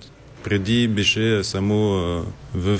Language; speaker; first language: Bulgarian; non-native, learner; French